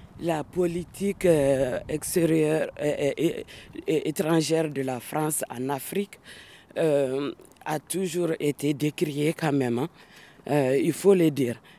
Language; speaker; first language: French; non-native, local second language; Bambara